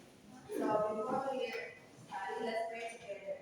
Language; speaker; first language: English; non-native, learner; Indonesian